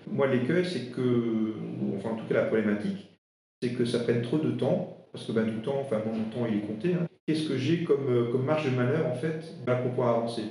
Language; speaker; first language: French; non-native, local second language; Swiss German